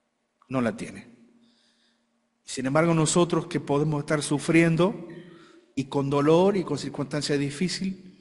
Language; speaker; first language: Spanish; native; Spanish